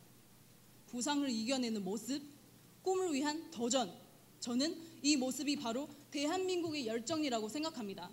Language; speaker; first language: Korean; non-native, fluent; Chinese